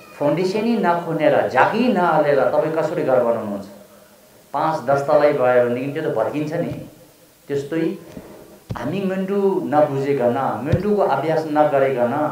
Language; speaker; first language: Nepali; non-native, local second language; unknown